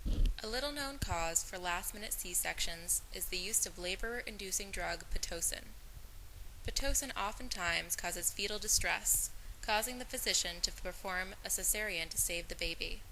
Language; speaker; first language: English; native; English